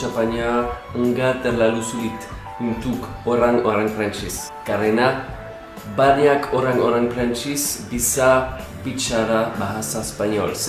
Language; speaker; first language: Indonesian; non-native, learner; French